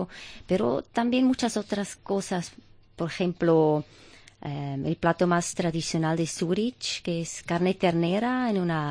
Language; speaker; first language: Spanish; non-native, fluent; German